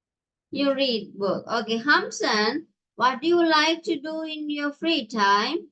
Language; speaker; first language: English; non-native, local second language; Tamil